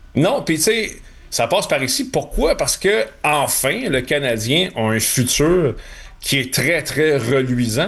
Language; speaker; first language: French; native; French